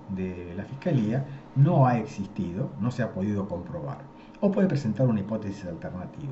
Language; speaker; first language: Spanish; native; Spanish